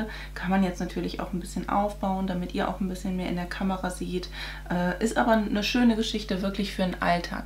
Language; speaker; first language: German; native; German